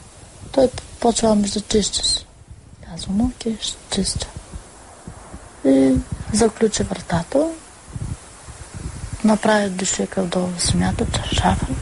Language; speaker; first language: Bulgarian; non-native, local second language; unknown